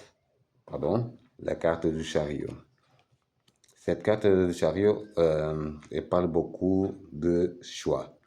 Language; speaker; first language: French; non-native, fluent; Portuguese